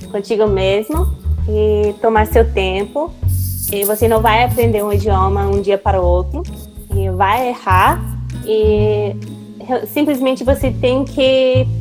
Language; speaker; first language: Portuguese; non-native, fluent; English